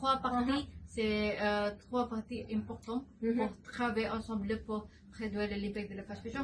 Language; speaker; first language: French; non-native, learner; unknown